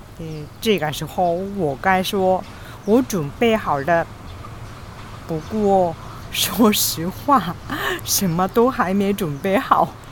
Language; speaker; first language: Chinese; non-native, fluent; Japanese